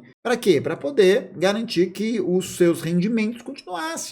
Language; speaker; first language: Portuguese; native; Portuguese